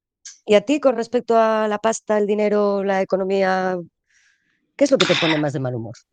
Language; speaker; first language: Spanish; native; Spanish